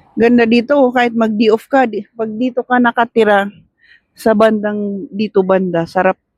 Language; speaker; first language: Filipino; non-native, local second language; Cebuano